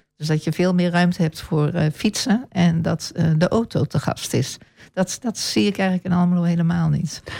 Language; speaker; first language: Dutch; native; Dutch